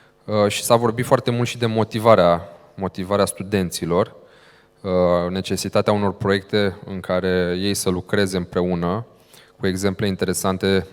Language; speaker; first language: Romanian; native; Romanian